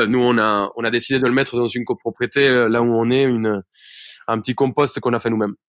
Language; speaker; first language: French; non-native, fluent; Spanish